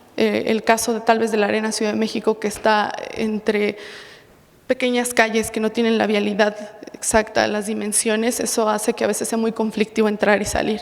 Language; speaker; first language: Spanish; native; Spanish